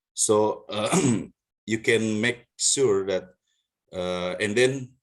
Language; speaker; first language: English; non-native, learner; Indonesian